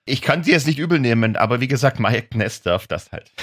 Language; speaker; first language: German; native; German